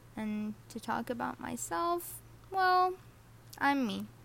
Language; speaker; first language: English; non-native, fluent; Arabic